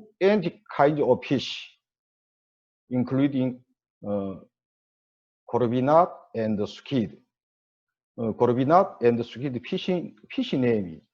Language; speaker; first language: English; non-native, learner; Korean